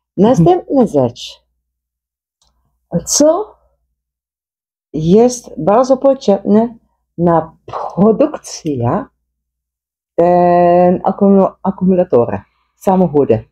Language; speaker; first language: Polish; non-native, learner; Dutch